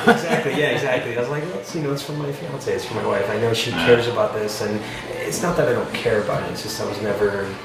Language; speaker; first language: English; native; English